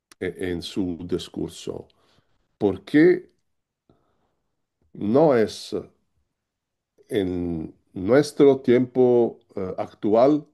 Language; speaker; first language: Spanish; non-native, learner; Italian